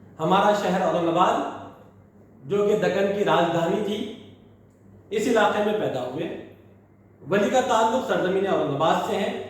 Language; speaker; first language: Urdu; native; Urdu